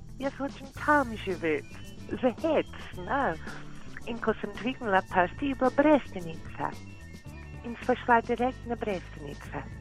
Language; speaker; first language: Slovenian; non-native, learner; English